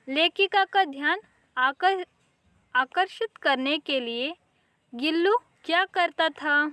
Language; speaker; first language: Hindi; non-native, local second language; Kannada